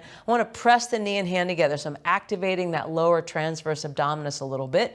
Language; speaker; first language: English; native; English